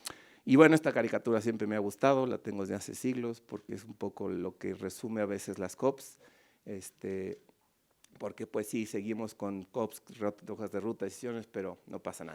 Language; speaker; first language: Spanish; native; Spanish